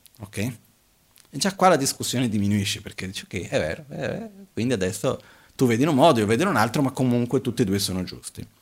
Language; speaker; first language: Italian; non-native, fluent; Portuguese